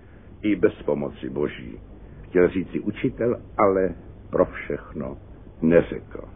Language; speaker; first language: Czech; native; Czech